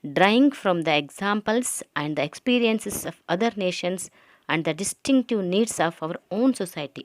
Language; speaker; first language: English; non-native, local second language; Kannada